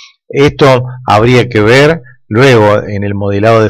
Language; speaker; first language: Spanish; native; Spanish